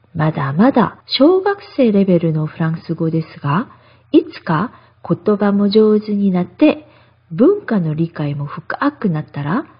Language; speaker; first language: Japanese; non-native, fluent; Korean